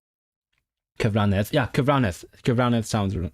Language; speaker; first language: Welsh; non-native, learner; Cantonese